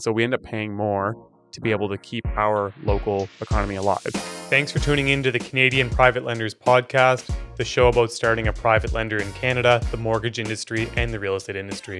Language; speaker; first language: English; native; English